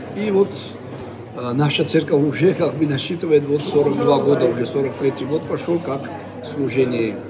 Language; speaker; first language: Russian; non-native, local second language; Georgian